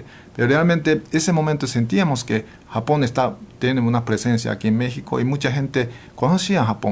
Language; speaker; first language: Spanish; non-native, fluent; Japanese